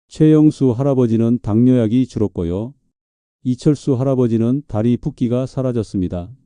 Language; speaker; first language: Korean; native; Korean